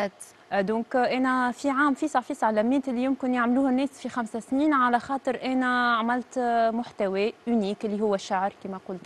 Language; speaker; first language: Arabic; native; Arabic